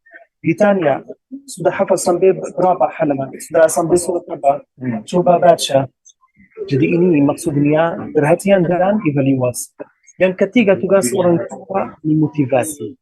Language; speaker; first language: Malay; non-native, learner; Arabic